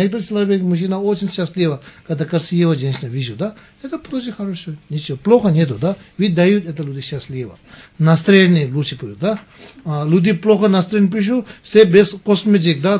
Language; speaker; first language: Russian; non-native, learner; Tibetan